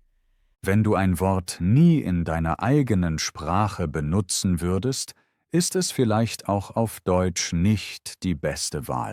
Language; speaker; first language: German; native; German